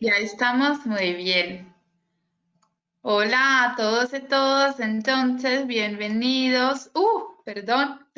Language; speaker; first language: Spanish; non-native, fluent; Portuguese